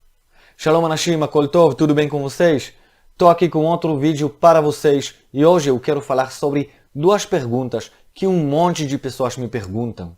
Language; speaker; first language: Portuguese; non-native, fluent; Hebrew